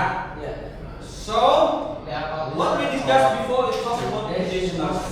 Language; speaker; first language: English; non-native, learner; Indonesian